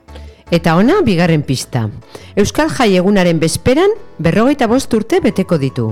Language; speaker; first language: Basque; native; Basque